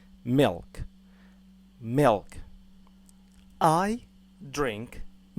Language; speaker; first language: English; non-native, fluent; Arabic